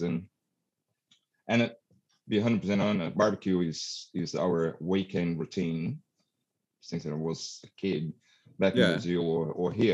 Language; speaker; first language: English; non-native, fluent; Portuguese